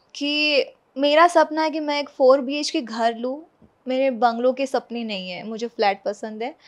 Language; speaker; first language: Hindi; non-native, local second language; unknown